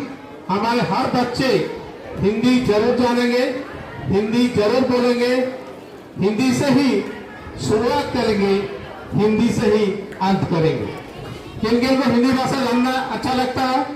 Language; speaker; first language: Hindi; non-native, local second language; Odia